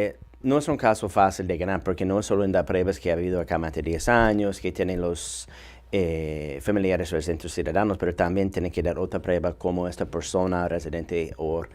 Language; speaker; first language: Spanish; non-native, fluent; English